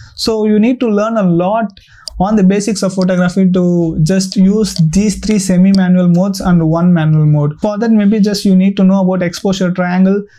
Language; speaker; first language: English; non-native, local second language; Tamil